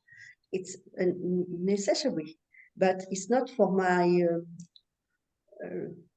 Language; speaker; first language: English; non-native, learner; French